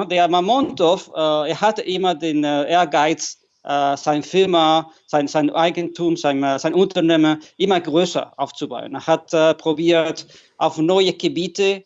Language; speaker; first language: German; non-native, fluent; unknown